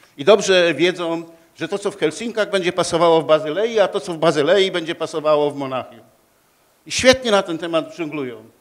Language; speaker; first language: Polish; native; Polish